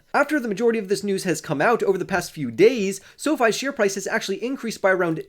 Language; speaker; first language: English; native; English